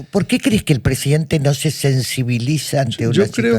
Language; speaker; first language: Spanish; native; Spanish